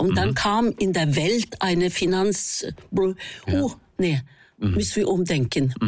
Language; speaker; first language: German; non-native, fluent; Norwegian